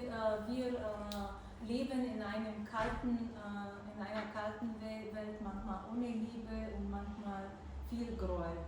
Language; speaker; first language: German; non-native, fluent; Bulgarian